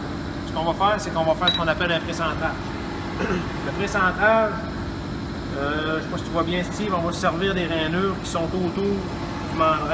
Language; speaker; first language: French; native; French